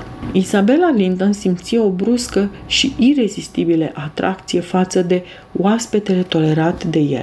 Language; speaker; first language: Romanian; native; Romanian